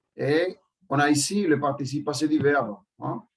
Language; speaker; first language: French; non-native, fluent; Spanish